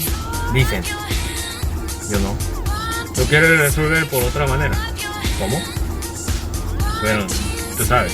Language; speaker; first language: Spanish; non-native, learner; Korean